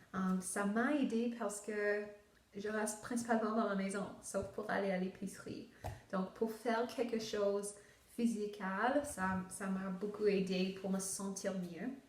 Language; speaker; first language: French; non-native, local second language; English